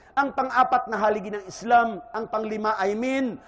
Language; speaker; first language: Filipino; non-native, local second language; Hiligaynon